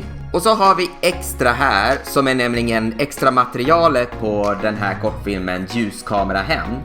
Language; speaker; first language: Swedish; native; Swedish